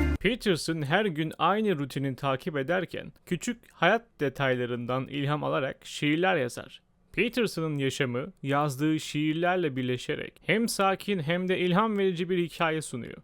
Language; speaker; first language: Turkish; native; Turkish